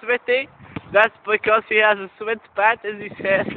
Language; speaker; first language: English; non-native, learner; Dutch